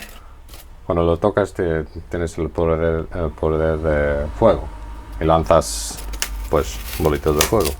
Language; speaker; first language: Spanish; non-native, fluent; English